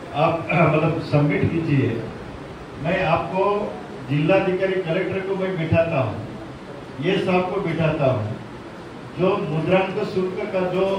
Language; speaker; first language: Hindi; non-native, local second language; Marathi